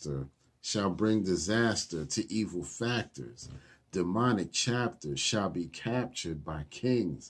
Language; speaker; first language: English; native; English